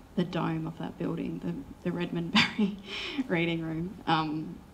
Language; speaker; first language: English; native; English